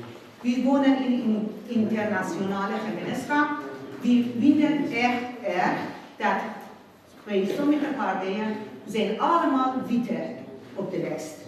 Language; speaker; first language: Dutch; non-native, fluent; Persian